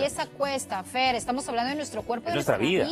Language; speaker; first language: Spanish; native; Spanish